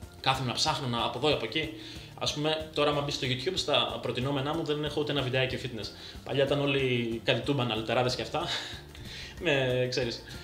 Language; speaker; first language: Greek; early bilingual, other home language; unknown